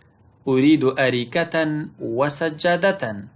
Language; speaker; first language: Arabic; non-native, fluent; Pashto